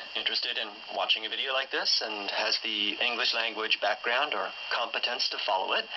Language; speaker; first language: English; native; English